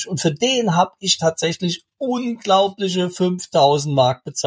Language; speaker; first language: German; native; German